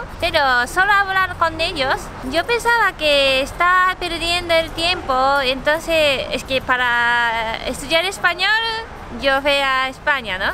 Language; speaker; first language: Spanish; non-native, learner; Japanese